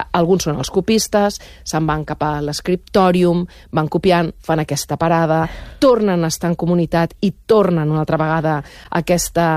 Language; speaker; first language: Catalan; native; Catalan